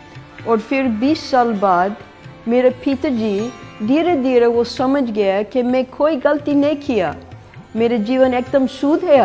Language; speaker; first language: Hindi; non-native, fluent; English